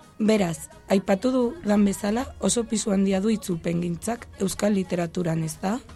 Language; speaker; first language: Basque; non-native, local second language; Spanish